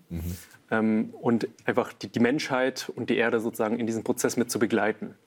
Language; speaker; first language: German; early bilingual, other home language; Vietnamese